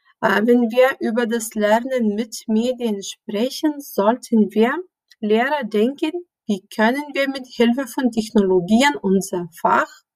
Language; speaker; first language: German; non-native, fluent; Lithuanian